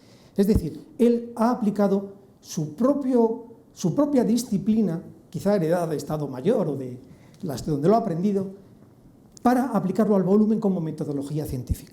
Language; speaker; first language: Spanish; native; Spanish